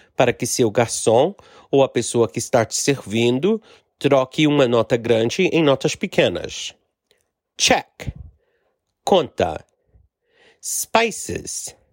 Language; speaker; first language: Portuguese; non-native, fluent; English